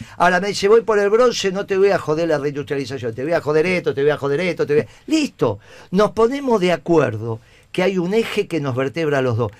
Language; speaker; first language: Spanish; native; Spanish